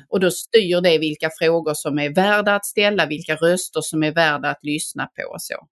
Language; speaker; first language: Swedish; native; Swedish